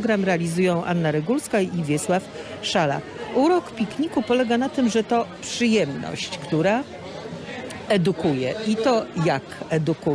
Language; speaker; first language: Polish; native; Polish